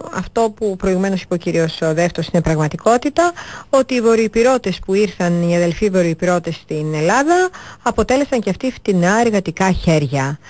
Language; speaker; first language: Greek; early bilingual, other home language; Turkish